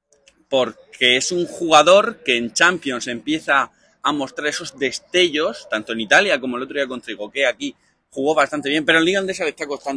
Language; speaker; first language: Spanish; native; Spanish